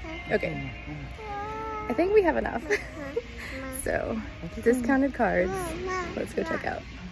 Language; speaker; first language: English; early bilingual, other home language; Spanish